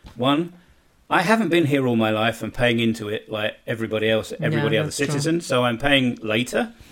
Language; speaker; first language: English; native; English